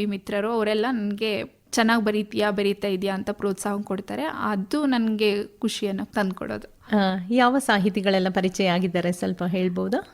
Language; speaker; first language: Kannada; native; Kannada